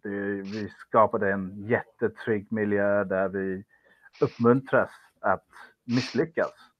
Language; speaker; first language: Swedish; non-native, fluent; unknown